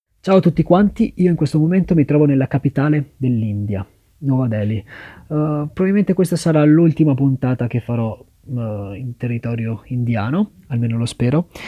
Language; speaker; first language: Italian; native; Italian